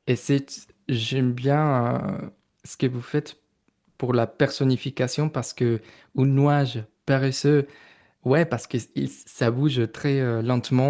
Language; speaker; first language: French; non-native, fluent; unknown